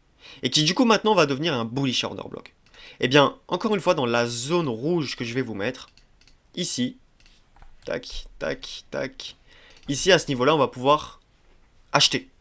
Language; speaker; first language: French; native; French